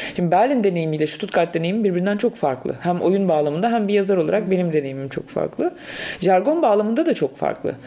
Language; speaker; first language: Turkish; native; Turkish